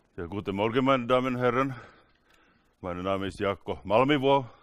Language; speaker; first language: German; non-native, learner; Finnish